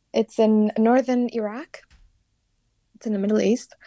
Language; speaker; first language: English; non-native, fluent; Kurdish